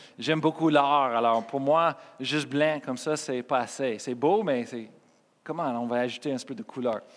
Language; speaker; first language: French; non-native, fluent; English